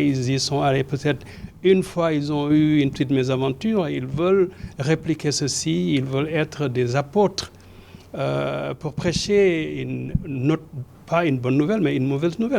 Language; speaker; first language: French; non-native, local second language; Serer